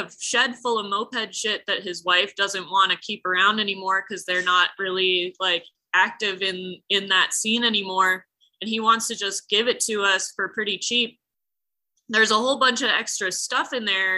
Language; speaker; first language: English; native; English